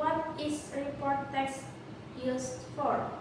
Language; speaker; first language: English; non-native, learner; Indonesian